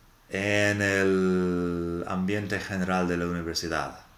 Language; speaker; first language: Spanish; non-native, fluent; English